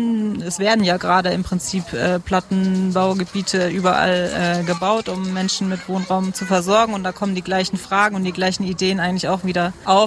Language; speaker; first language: German; native; German